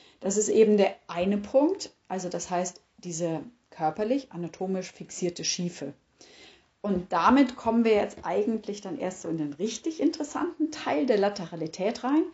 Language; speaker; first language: German; native; German